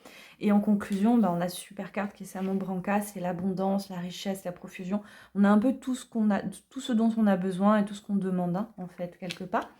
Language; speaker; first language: French; native; French